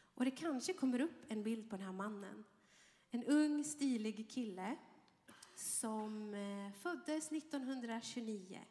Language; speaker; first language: Swedish; early bilingual, other home language; Arabic